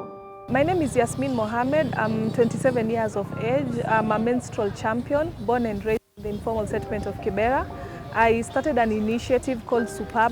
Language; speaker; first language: English; non-native, local second language; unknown